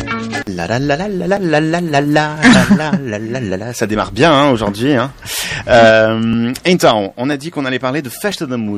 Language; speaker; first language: French; native; French